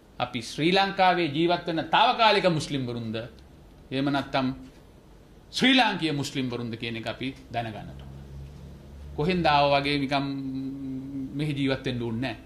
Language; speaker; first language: Sinhala; non-native, local second language; Tamil